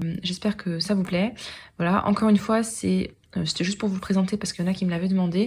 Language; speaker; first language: French; native; French